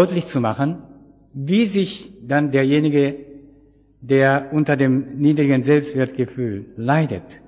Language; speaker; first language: German; non-native, fluent; Japanese